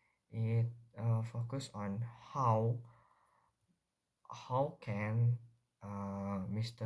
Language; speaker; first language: English; non-native, learner; Indonesian